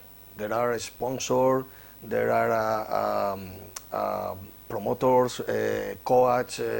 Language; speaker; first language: English; non-native, learner; Spanish